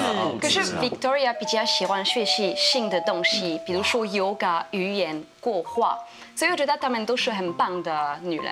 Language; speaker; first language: Chinese; non-native, fluent; French